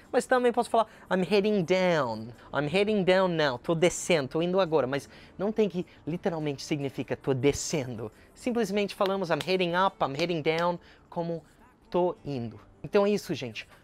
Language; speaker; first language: Portuguese; native; Portuguese